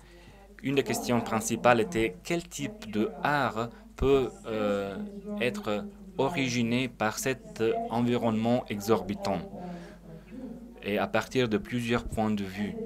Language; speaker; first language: French; non-native, fluent; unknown